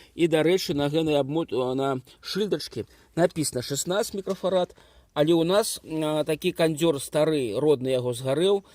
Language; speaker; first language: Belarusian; native; Belarusian